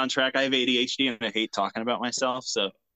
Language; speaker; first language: English; native; English